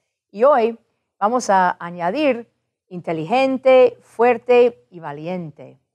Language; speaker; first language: Spanish; non-native, fluent; English